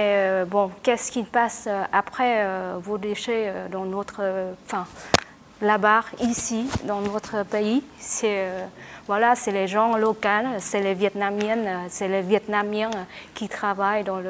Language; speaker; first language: French; non-native, learner; Vietnamese